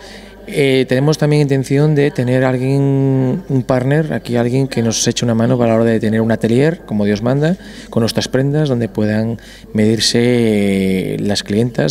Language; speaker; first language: Spanish; native; Spanish